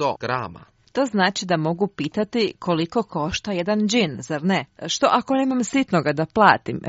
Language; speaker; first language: Croatian; native; Croatian